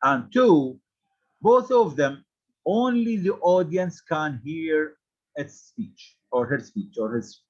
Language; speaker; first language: English; non-native, fluent; Arabic